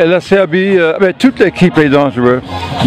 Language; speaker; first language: French; non-native, fluent; English